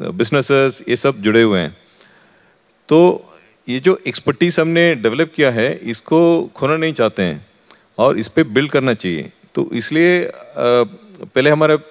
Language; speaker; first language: Hindi; native; Hindi